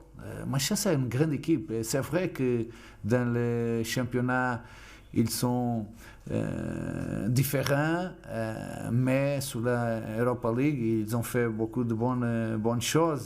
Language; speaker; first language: French; non-native, fluent; Portuguese